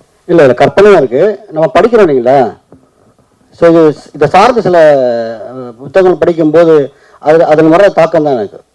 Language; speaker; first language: Tamil; native; Tamil